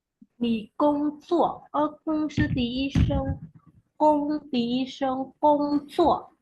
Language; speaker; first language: Chinese; non-native, fluent; Khmer